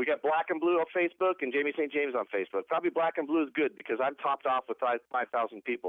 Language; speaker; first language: English; native; English